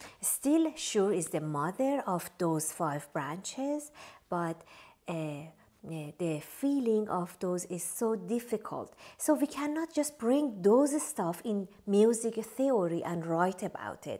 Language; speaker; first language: English; non-native, fluent; Persian